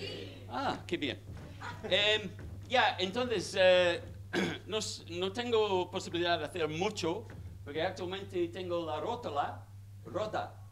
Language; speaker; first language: Spanish; non-native, fluent; English